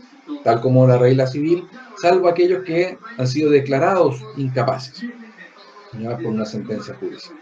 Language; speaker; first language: Spanish; native; Spanish